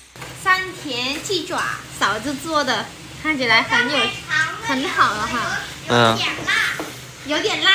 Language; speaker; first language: Chinese; non-native, fluent; Vietnamese